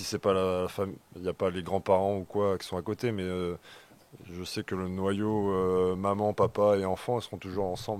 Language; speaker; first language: French; native; French